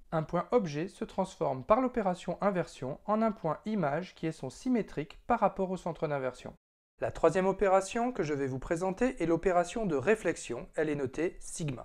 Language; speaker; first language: French; native; French